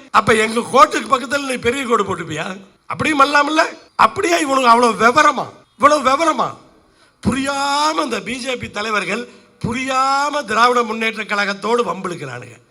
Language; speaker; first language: Tamil; native; Tamil